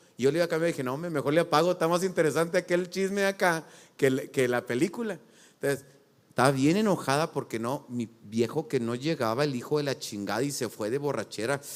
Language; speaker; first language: Spanish; native; Spanish